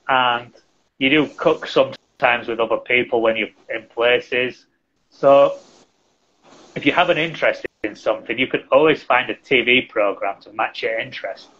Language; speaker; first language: English; native; English